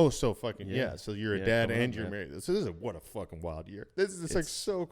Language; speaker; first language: English; native; English